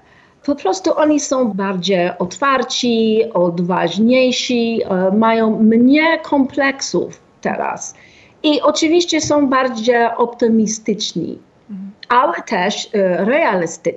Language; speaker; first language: Polish; non-native, fluent; English